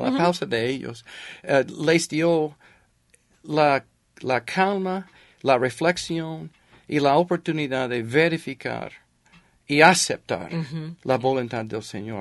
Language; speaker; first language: Spanish; non-native, fluent; English